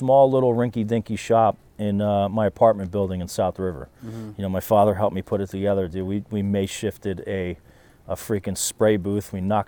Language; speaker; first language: English; native; English